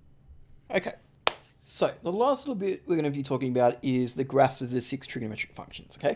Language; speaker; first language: English; native; English